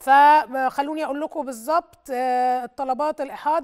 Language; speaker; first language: Arabic; native; Arabic